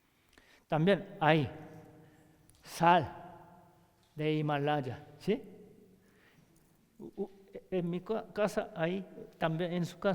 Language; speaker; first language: Spanish; non-native, learner; Korean